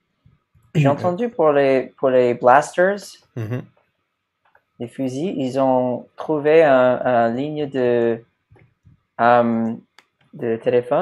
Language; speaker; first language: French; non-native, fluent; English